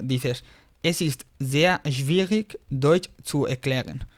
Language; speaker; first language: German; non-native, fluent; Spanish